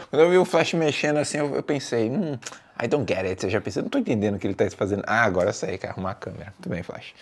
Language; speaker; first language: Portuguese; native; Portuguese